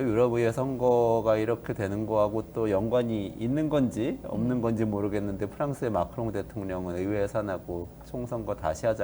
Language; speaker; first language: Korean; native; Korean